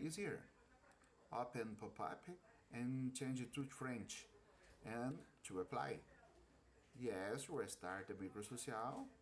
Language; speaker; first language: English; non-native, learner; Portuguese